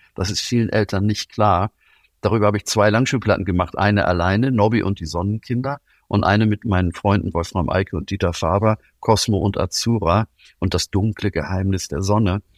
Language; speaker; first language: German; native; German